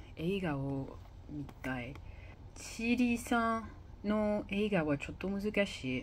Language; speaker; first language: Japanese; non-native, learner; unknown